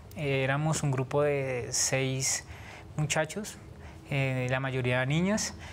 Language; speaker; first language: Spanish; native; Spanish